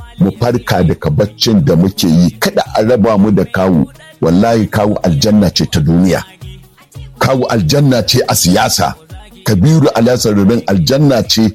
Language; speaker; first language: Hausa; native; Hausa